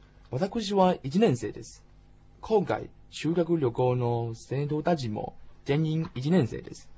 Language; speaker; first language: Japanese; non-native, learner; Chinese